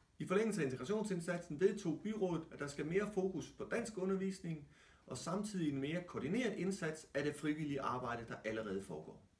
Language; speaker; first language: Danish; native; Danish